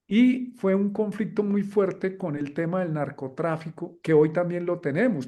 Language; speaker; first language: Spanish; native; Spanish